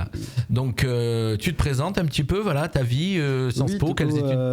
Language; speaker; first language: French; native; French